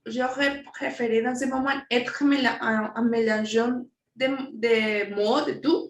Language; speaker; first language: French; non-native, fluent; Spanish